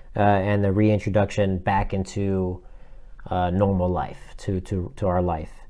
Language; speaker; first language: English; native; English